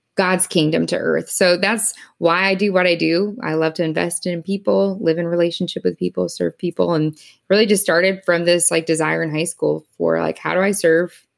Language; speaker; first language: English; native; English